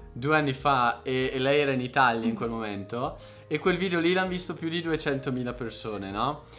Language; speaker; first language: Italian; native; Italian